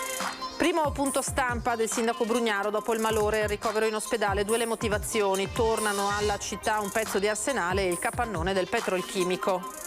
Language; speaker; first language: Italian; native; Italian